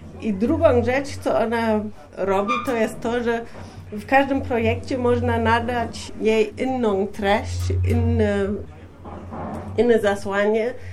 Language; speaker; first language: Polish; non-native, fluent; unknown